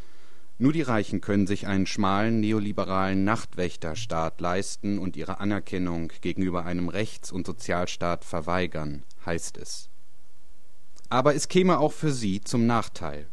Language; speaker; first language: German; native; German